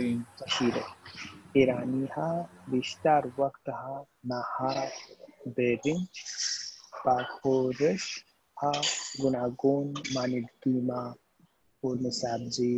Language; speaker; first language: Persian; non-native, learner; Urdu